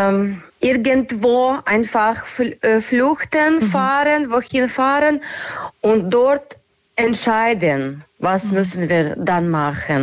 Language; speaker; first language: German; non-native, learner; Ukrainian